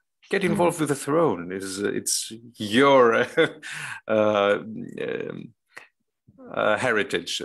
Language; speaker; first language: English; non-native, fluent; Greek